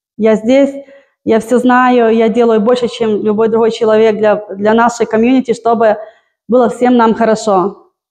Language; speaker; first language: Russian; native; Russian